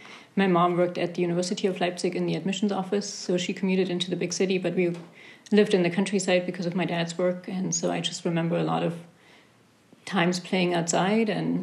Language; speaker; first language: English; non-native, fluent; German